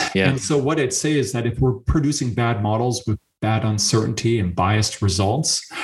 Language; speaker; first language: English; native; English